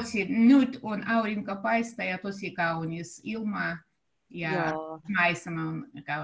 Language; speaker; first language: Finnish; non-native, learner; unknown